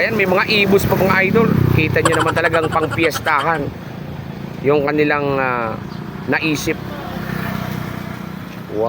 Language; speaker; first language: Filipino; non-native, local second language; Bikol